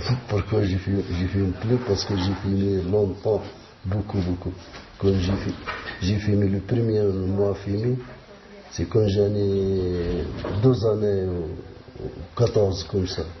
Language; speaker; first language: French; non-native, learner; Arabic